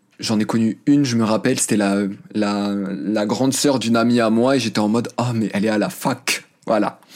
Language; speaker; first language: French; early bilingual, other home language; Arabic